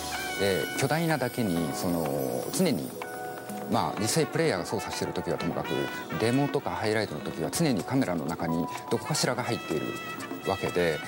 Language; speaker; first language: Japanese; native; Japanese